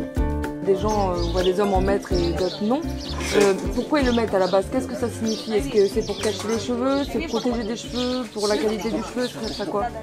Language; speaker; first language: French; native; French